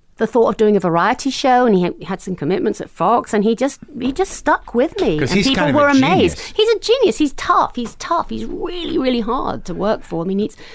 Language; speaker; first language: English; native; English